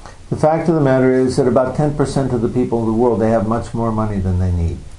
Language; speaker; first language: English; native; English